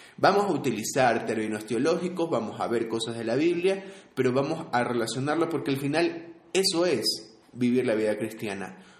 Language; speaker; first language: Spanish; native; Spanish